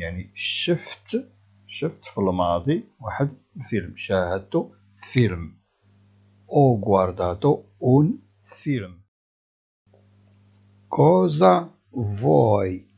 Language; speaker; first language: Italian; non-native, fluent; Arabic